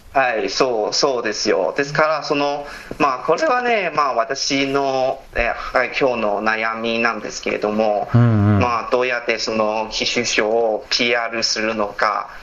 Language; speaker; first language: Japanese; non-native, fluent; Chinese